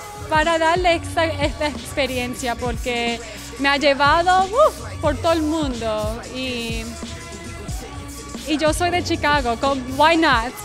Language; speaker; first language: Spanish; early bilingual, heritage; English